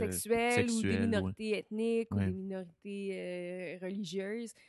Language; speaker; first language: French; native; French